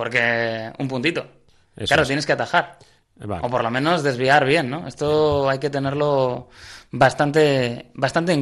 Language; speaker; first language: Spanish; native; Spanish